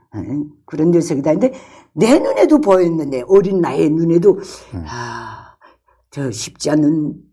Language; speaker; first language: Korean; early bilingual, other home language; Chinese